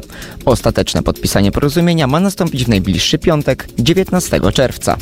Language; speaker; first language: Polish; native; Polish